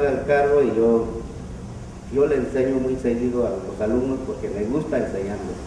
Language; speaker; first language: Spanish; non-native, local second language; Mixtepec Mixtec